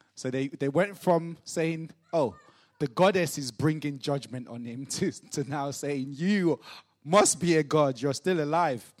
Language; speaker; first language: English; non-native, local second language; Yoruba